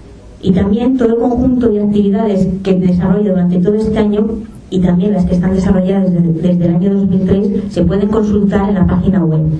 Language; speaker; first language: Spanish; native; Spanish